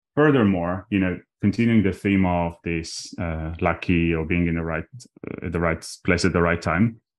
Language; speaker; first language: English; non-native, fluent; Armenian